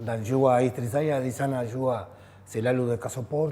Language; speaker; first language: Indonesian; non-native, fluent; Spanish